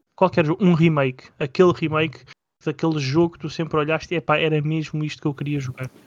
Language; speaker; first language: Portuguese; native; Portuguese